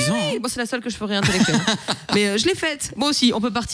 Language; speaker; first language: French; native; French